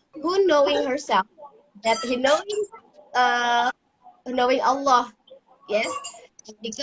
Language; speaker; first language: English; non-native, learner; Indonesian